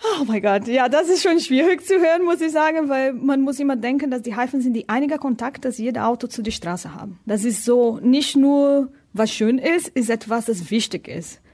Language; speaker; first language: German; non-native, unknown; Portuguese